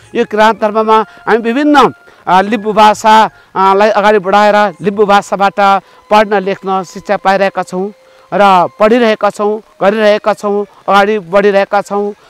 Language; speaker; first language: Nepali; non-native, local second language; Limbu